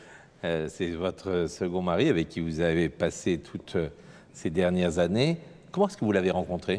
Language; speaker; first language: French; native; French